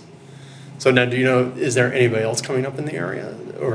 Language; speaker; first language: English; native; English